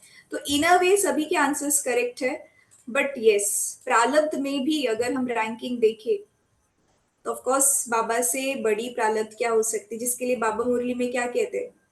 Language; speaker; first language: Hindi; native; Hindi